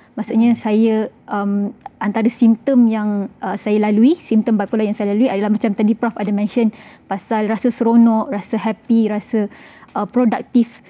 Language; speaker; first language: Malay; native; Malay